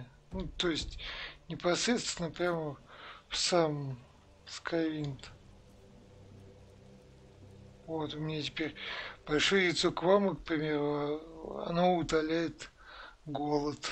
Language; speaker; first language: Russian; native; Russian